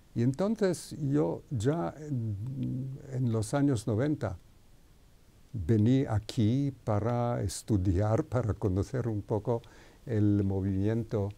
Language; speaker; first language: Spanish; non-native, fluent; Hebrew